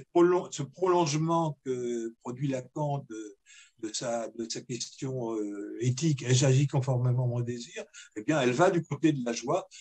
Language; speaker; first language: French; native; French